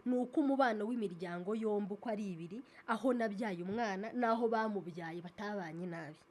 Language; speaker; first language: Kinyarwanda; native; Kinyarwanda